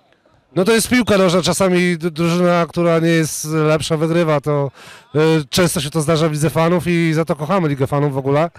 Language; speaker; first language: Polish; native; Polish